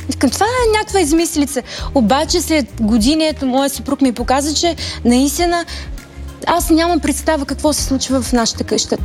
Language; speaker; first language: Bulgarian; early bilingual, heritage; Bulgarian